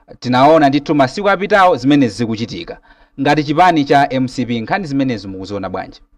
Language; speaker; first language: Nyanja; native; Nyanja